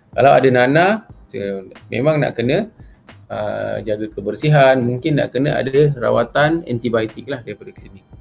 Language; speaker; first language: Malay; native; Malay